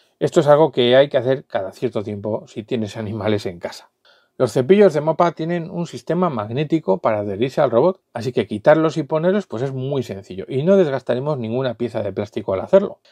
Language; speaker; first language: Spanish; native; Spanish